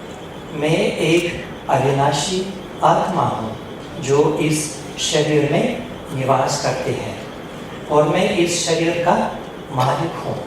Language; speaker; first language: Hindi; non-native, fluent; Russian